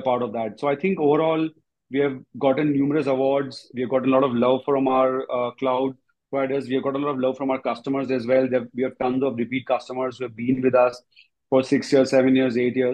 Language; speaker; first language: English; non-native, local second language; Gujarati